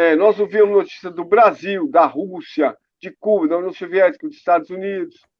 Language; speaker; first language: Portuguese; native; Portuguese